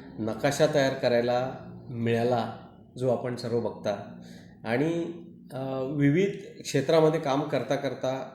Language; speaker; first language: Marathi; native; Marathi